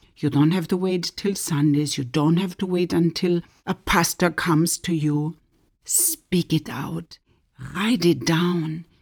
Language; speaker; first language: English; non-native, fluent; German